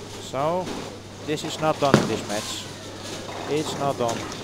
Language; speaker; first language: English; non-native, fluent; Dutch